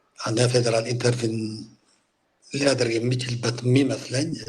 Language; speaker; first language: Amharic; non-native, local second language; Tigrinya